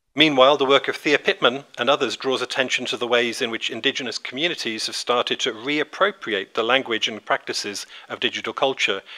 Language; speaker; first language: English; native; English